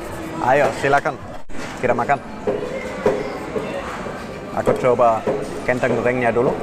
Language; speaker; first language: Indonesian; non-native, fluent; German